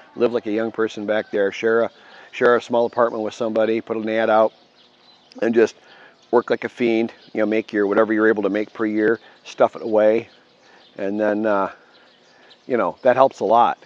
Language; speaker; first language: English; native; English